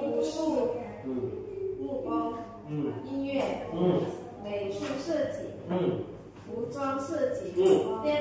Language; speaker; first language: Chinese; non-native, learner; Indonesian